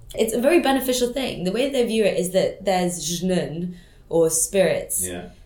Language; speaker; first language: English; non-native, local second language; French